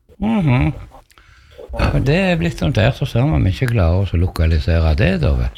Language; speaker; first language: Norwegian; native; Norwegian